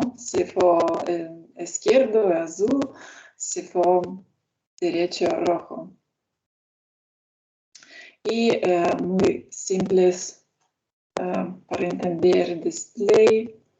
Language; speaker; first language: Spanish; non-native, learner; Lithuanian